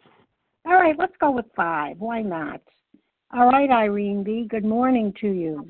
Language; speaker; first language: English; native; English